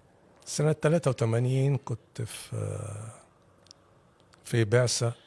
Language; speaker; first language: Arabic; native; Arabic